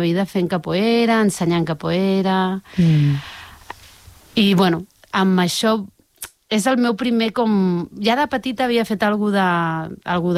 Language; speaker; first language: Catalan; native; Catalan